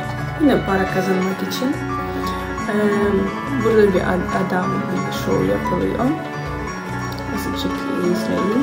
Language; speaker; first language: Turkish; non-native, learner; Ukrainian